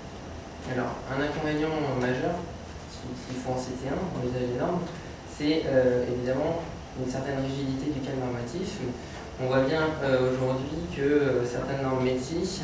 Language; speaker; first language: French; native; French